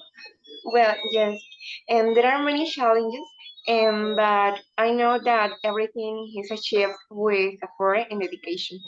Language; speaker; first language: English; non-native, fluent; Spanish